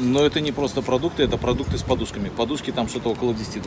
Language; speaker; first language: Russian; native; Russian